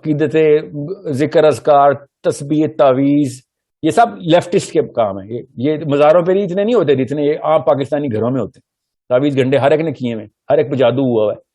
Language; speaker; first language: Urdu; early bilingual, heritage; Urdu